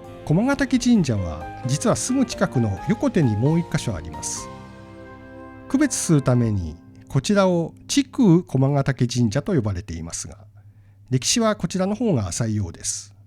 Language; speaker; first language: Japanese; native; Japanese